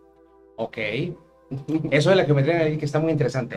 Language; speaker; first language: Spanish; native; Spanish